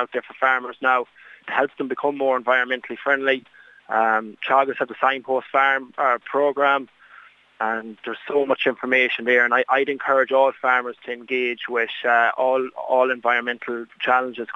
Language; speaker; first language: English; native; English